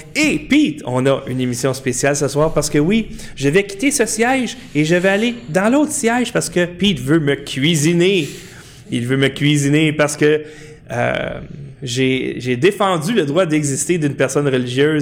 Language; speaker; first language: French; native; French